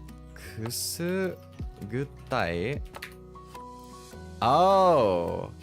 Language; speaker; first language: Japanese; non-native, learner; English